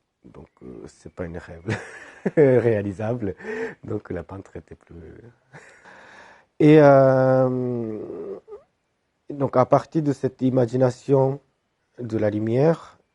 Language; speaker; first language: French; non-native, fluent; Japanese